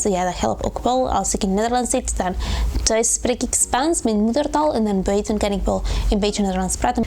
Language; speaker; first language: Dutch; non-native, learner; Spanish